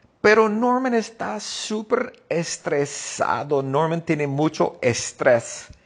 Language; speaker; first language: Spanish; non-native, fluent; English